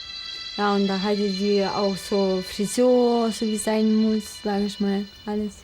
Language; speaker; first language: German; non-native, fluent; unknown